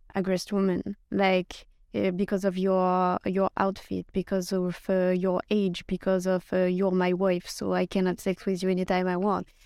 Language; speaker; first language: English; non-native, fluent; Norwegian